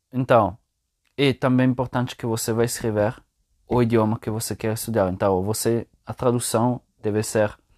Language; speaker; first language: Portuguese; non-native, fluent; Italian